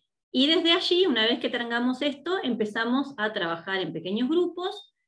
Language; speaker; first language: Spanish; native; Spanish